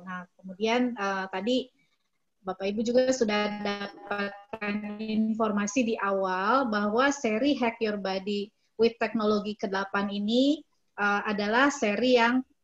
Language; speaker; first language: Indonesian; native; Indonesian